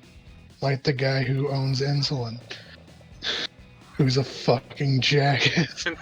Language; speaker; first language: English; native; English